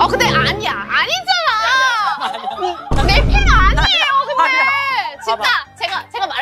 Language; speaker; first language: Korean; non-native, fluent; Thai